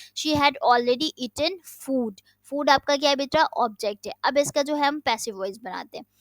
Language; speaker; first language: Urdu; native; Urdu